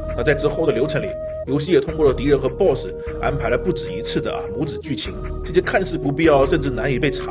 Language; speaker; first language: Chinese; native; Chinese